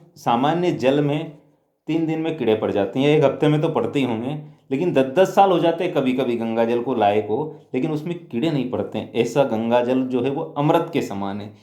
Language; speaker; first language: Hindi; native; Hindi